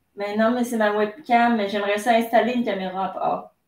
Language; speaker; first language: French; native; French